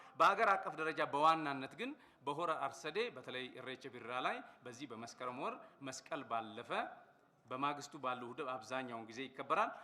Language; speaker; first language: Amharic; non-native, local second language; Oromo